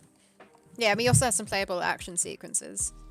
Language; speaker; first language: English; native; English